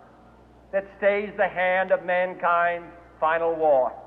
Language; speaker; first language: English; native; English